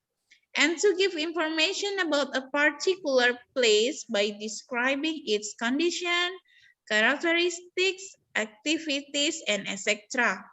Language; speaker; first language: English; non-native, learner; Indonesian